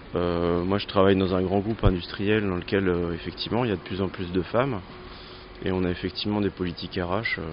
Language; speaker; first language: French; native; French